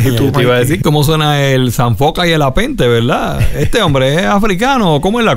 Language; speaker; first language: Spanish; native; Spanish